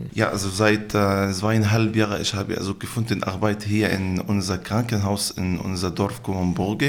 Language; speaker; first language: German; non-native, learner; Arabic